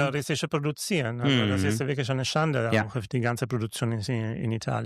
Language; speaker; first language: German; non-native, learner; Italian